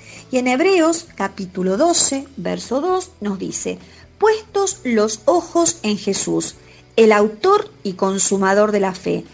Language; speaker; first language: Spanish; native; Spanish